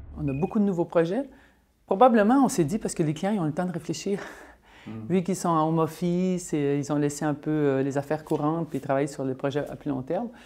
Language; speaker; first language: French; native; French